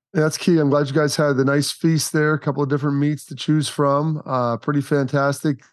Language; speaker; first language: English; native; English